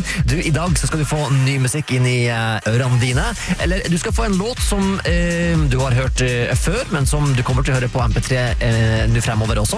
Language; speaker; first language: Norwegian; native; Norwegian